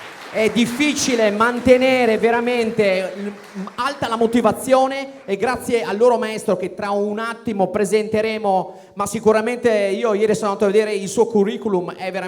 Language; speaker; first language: Italian; native; Italian